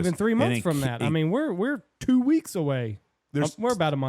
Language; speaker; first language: English; native; English